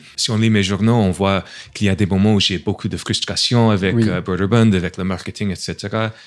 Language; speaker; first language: French; non-native, fluent; English